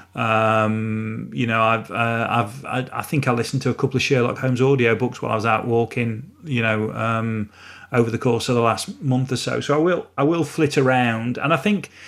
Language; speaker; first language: English; native; English